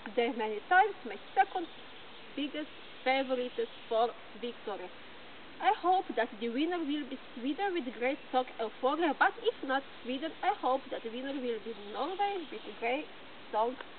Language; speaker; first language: English; non-native, learner; Slovenian